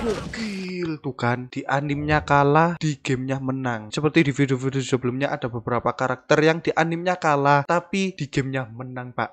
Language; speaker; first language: Indonesian; native; Indonesian